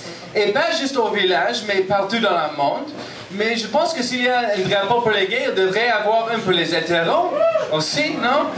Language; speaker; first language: French; non-native, local second language; English